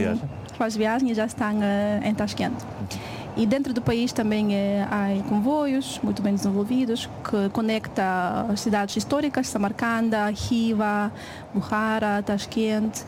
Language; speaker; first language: Portuguese; non-native, fluent; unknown